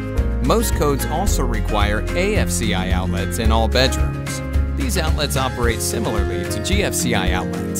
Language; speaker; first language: English; native; English